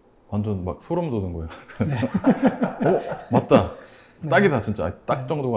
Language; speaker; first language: Korean; native; Korean